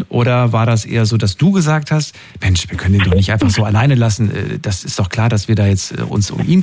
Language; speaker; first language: German; native; German